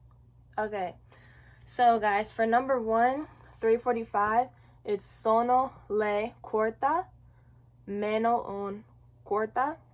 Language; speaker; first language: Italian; non-native, learner; English